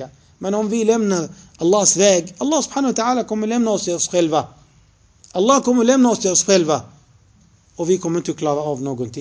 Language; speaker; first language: Swedish; non-native, fluent; Arabic